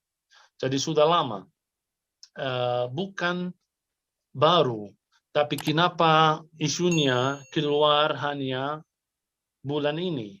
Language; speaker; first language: Indonesian; non-native, fluent; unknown